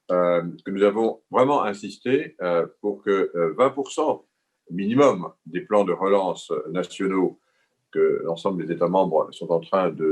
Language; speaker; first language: French; native; French